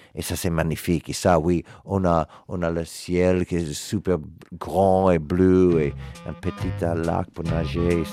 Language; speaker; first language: French; non-native, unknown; English